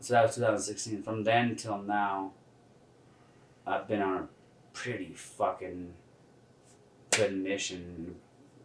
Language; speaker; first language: English; non-native, local second language; Nepali